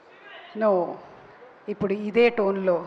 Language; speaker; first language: Telugu; native; Telugu